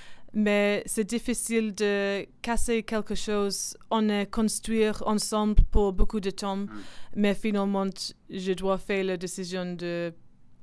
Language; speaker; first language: French; non-native, learner; English